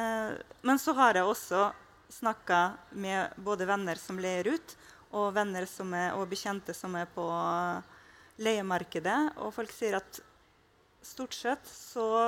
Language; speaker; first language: Norwegian; non-native, fluent; Russian